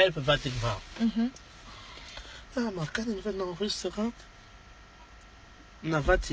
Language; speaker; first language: Dutch; non-native, learner; Lingala